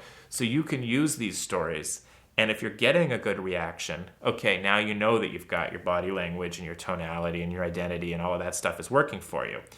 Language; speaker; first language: English; native; English